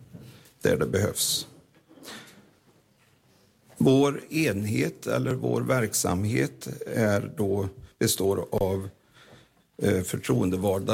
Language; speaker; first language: Swedish; native; Swedish